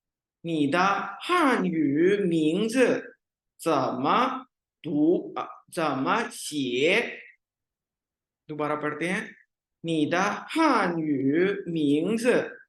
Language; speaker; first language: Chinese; non-native, fluent; Urdu